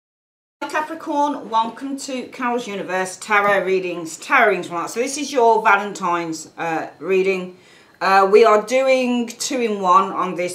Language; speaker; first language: English; native; English